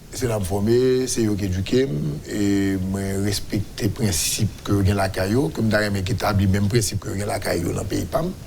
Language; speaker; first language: French; non-native, local second language; Haitian Creole